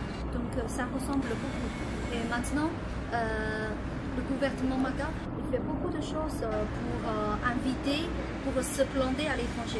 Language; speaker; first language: French; non-native, fluent; Chinese